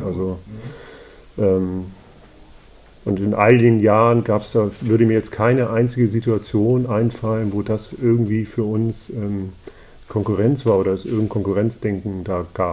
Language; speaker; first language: German; native; German